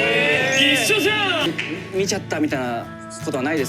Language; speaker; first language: Japanese; native; Japanese